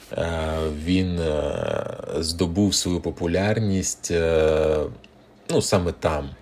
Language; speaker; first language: Ukrainian; non-native, local second language; Russian